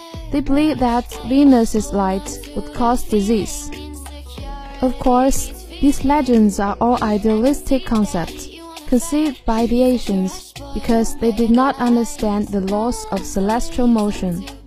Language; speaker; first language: English; non-native, fluent; Chinese